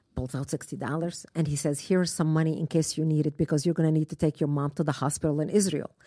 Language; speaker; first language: English; non-native, fluent; Arabic